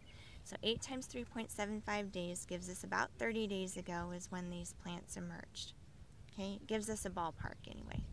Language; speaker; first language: English; native; English